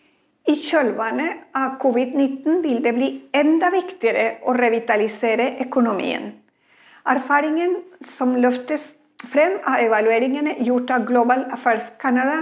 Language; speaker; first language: Norwegian; non-native, fluent; Spanish